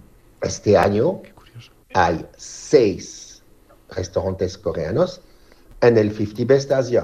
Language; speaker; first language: Spanish; non-native, learner; French